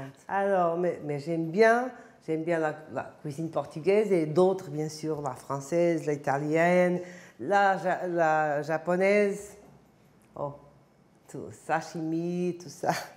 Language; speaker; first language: French; non-native, fluent; Portuguese